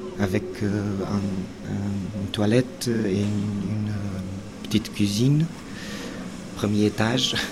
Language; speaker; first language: French; non-native, fluent; Portuguese